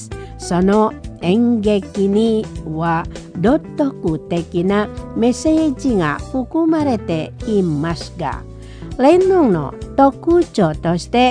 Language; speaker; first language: Japanese; non-native, fluent; Indonesian